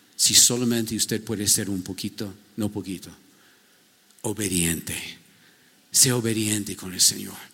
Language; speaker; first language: Spanish; non-native, fluent; English